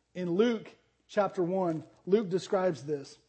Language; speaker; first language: English; native; English